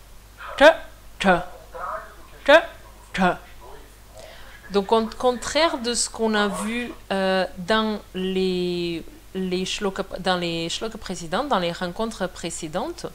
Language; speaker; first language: French; non-native, fluent; Portuguese